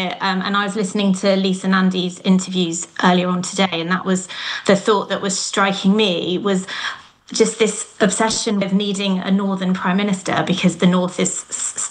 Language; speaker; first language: English; native; English